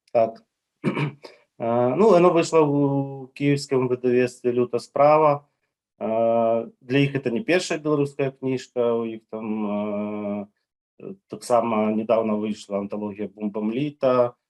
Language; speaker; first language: Belarusian; native; Belarusian